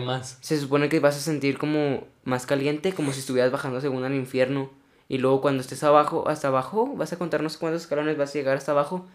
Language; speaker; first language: Spanish; native; Spanish